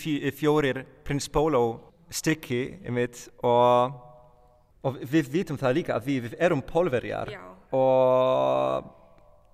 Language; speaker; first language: Icelandic; non-native, fluent; Polish